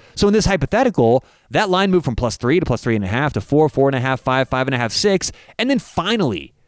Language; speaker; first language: English; native; English